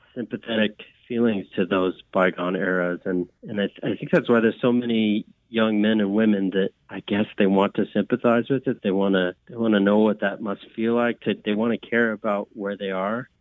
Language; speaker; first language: English; native; English